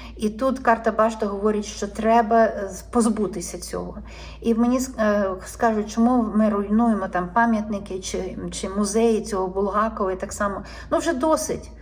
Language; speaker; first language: Ukrainian; native; Ukrainian